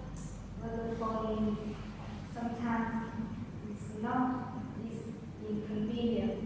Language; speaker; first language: English; non-native, learner; Vietnamese